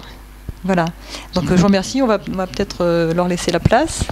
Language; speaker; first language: French; native; French